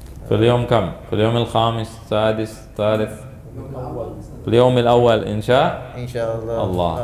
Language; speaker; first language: Arabic; non-native, fluent; Indonesian